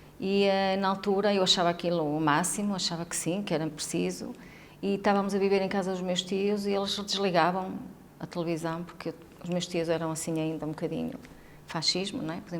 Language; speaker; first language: Portuguese; early bilingual, heritage; Portuguese